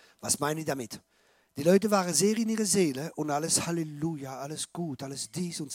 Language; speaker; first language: German; non-native, fluent; French